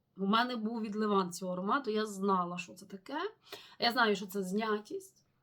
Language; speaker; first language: Ukrainian; non-native, local second language; Russian